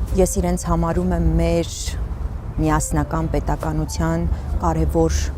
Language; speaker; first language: Armenian; native; Armenian